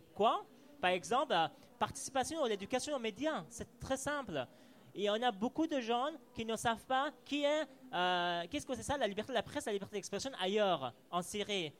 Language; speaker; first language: French; non-native, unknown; Persian